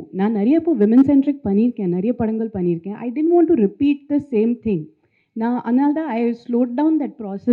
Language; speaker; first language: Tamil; non-native, fluent; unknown